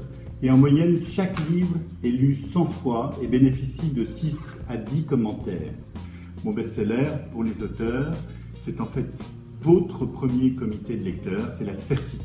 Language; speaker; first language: French; native; French